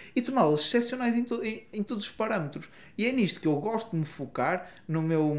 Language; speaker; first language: Portuguese; native; Portuguese